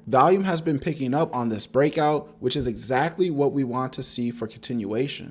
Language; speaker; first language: English; native; English